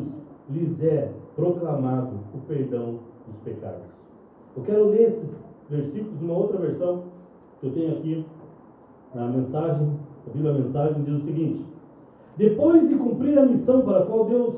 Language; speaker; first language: Portuguese; native; Portuguese